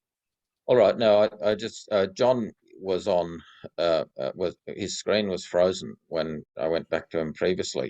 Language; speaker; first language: English; native; English